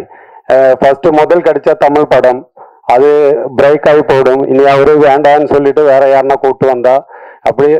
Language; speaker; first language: Tamil; non-native, learner; Malayalam